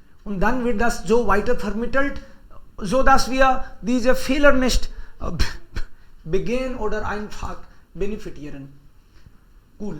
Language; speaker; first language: German; non-native, fluent; Hindi